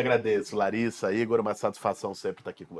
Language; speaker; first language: Portuguese; native; Portuguese